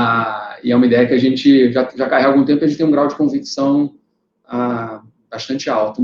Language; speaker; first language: Portuguese; native; Portuguese